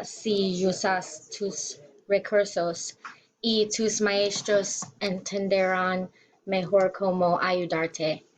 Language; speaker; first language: Spanish; non-native, learner; English